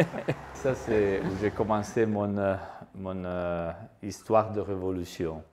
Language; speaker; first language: French; non-native, fluent; Italian